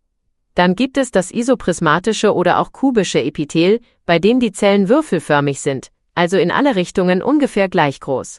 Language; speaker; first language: German; native; German